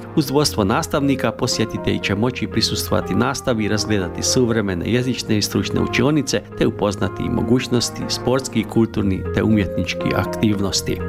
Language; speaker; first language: Croatian; early bilingual, heritage; Croatian